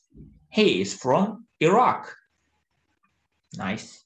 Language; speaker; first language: English; non-native, fluent; Turkish